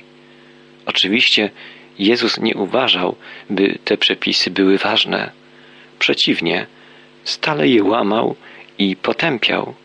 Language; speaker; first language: Polish; native; Polish